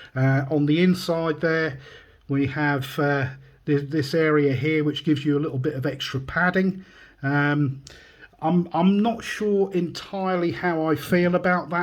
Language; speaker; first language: English; native; English